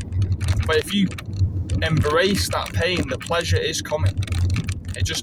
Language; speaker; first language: English; native; English